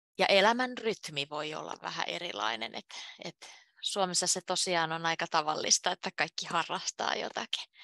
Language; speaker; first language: Finnish; native; Finnish